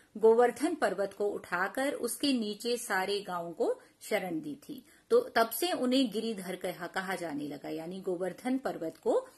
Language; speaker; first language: Hindi; non-native, local second language; Punjabi